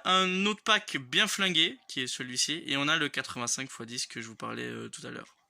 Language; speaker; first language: French; native; French